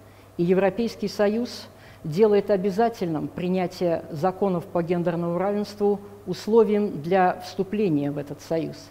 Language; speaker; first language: Russian; native; Russian